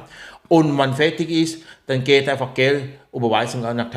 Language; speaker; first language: German; non-native, learner; Thai